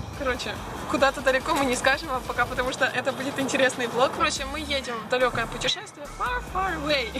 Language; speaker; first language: Russian; native; Russian